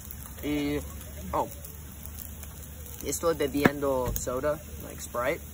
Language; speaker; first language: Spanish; non-native, learner; English